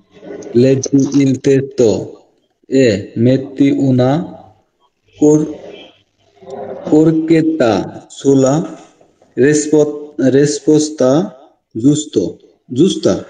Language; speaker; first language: Italian; non-native, learner; Bangla